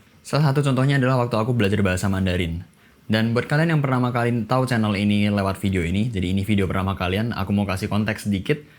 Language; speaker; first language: Indonesian; native; Indonesian